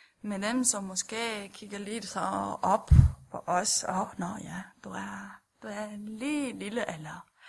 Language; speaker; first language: Danish; non-native, fluent; Romanian